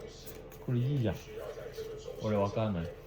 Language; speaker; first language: Japanese; non-native, learner; Cantonese